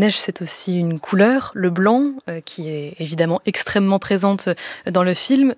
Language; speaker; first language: French; native; French